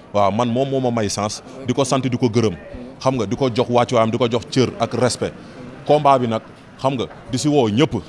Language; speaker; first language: Wolof; non-native, local second language; Serer